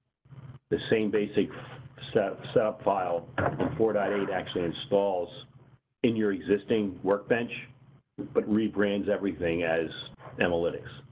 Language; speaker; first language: English; native; English